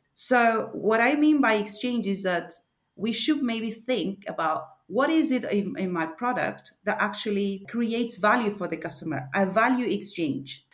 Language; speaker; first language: English; non-native, fluent; Spanish